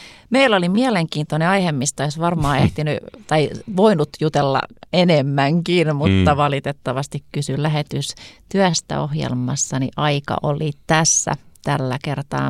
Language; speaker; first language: Finnish; native; Finnish